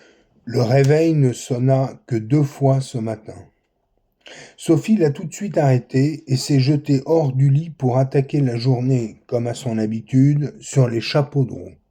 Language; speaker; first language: French; native; French